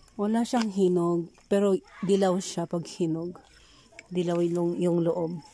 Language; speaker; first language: Filipino; non-native, local second language; Iloko